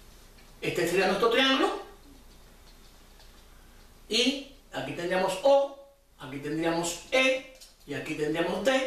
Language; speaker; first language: Spanish; native; Spanish